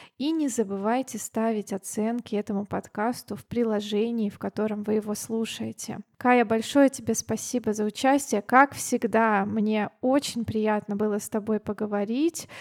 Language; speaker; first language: Russian; native; Russian